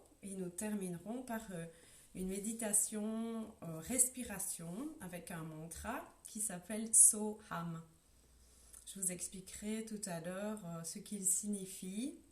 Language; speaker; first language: French; native; French